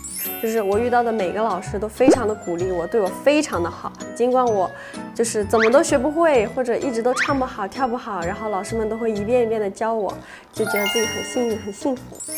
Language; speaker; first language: Chinese; native; Chinese